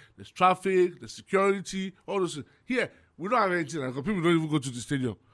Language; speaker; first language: English; non-native, local second language; Yoruba